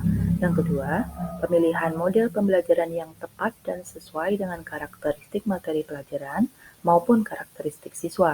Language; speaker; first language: Indonesian; native; Indonesian